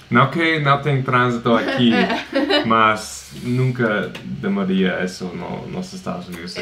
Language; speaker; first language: Portuguese; non-native, fluent; English